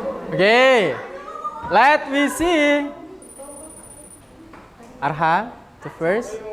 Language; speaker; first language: English; non-native, learner; Indonesian